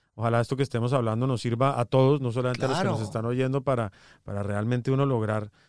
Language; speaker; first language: Spanish; native; Spanish